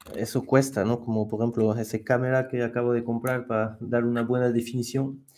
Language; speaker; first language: Spanish; non-native, fluent; French